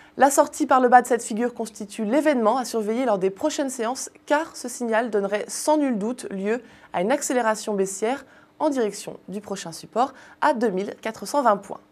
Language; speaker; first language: French; native; French